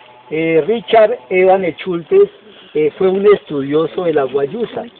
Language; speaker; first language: Spanish; native; Spanish